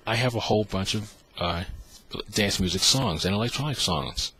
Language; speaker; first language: English; native; English